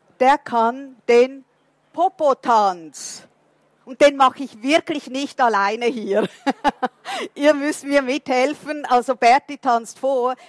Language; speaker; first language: German; non-native, fluent; Portuguese